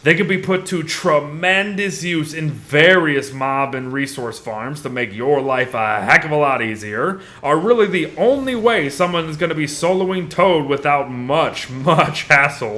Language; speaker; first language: English; native; English